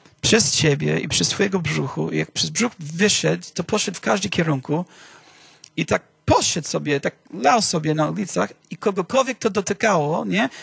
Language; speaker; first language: Polish; non-native, fluent; English